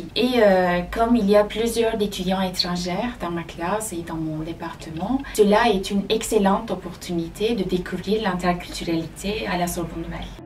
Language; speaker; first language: French; non-native, fluent; Turkish